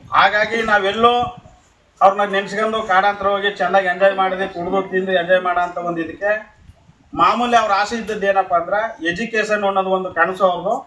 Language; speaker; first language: Kannada; native; Kannada